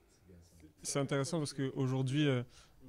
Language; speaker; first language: French; native; French